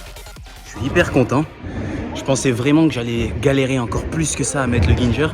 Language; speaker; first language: French; native; French